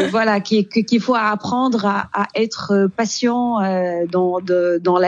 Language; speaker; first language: French; non-native, local second language; Arabic